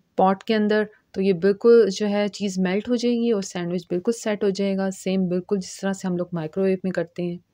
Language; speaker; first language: Urdu; native; Urdu